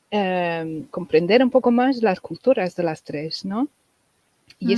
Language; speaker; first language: Spanish; non-native, fluent; English